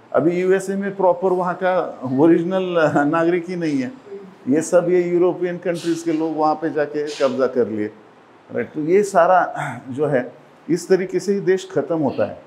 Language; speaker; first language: Hindi; non-native, local second language; Marathi